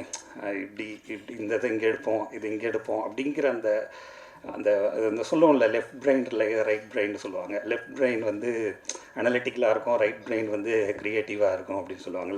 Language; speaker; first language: Tamil; native; Tamil